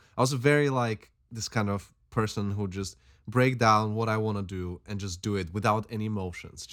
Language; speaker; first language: English; non-native, fluent; Slovak